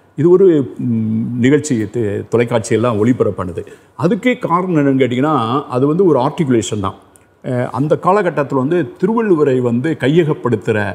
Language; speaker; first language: Tamil; native; Tamil